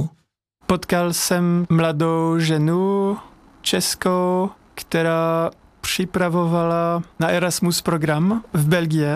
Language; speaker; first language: Czech; non-native, fluent; French